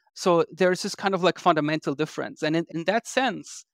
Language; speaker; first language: English; non-native, fluent; German